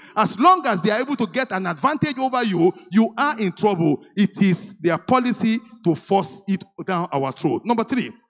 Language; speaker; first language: English; non-native, local second language; Yoruba